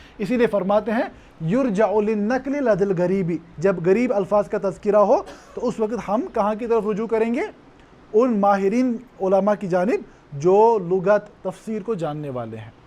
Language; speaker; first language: Urdu; non-native, local second language; Kashmiri